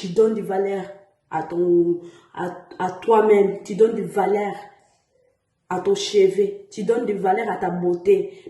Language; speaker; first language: French; non-native, learner; Portuguese